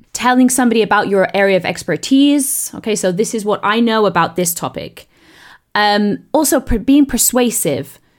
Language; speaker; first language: English; native; English